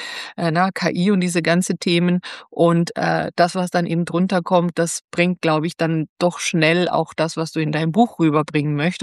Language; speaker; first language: German; native; German